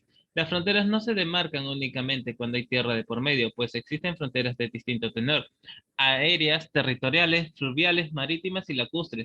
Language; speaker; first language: Spanish; native; Spanish